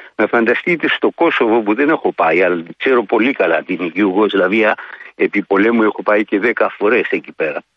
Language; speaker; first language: Greek; native; Greek